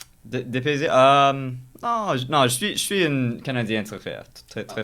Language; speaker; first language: French; non-native, local second language; English